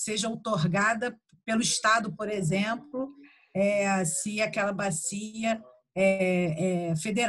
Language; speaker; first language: Portuguese; native; Portuguese